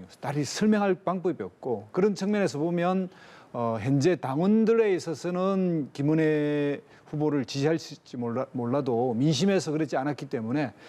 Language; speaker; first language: Korean; native; Korean